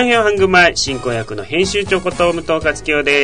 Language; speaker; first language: Japanese; native; Japanese